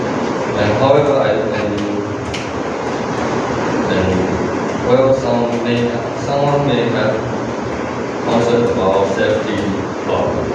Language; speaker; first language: English; non-native, learner; Chinese